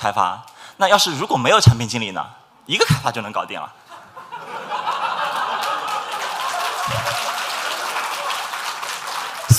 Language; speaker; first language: Chinese; native; Chinese